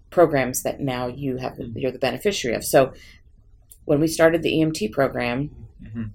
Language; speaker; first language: English; native; English